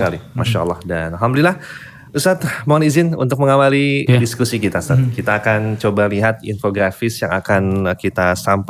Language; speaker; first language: Indonesian; native; Indonesian